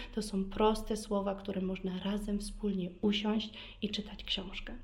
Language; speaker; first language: Polish; early bilingual, heritage; Polish